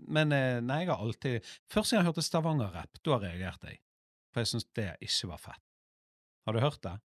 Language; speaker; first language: Norwegian; native; Norwegian